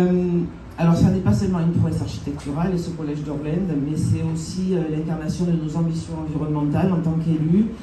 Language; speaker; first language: French; native; French